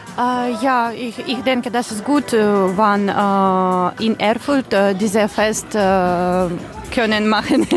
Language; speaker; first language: German; non-native, learner; Ukrainian